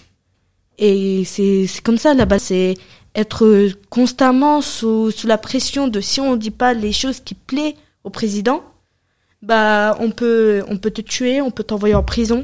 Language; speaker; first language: French; early bilingual, other home language; Arabic